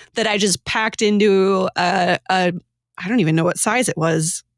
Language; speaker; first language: English; native; English